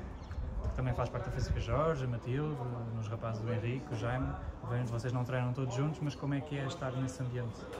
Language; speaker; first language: Portuguese; native; Portuguese